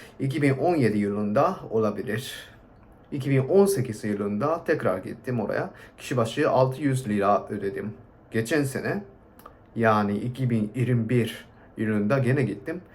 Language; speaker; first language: Turkish; non-native, fluent; Japanese